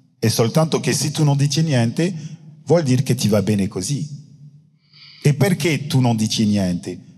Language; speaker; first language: Italian; non-native, fluent; French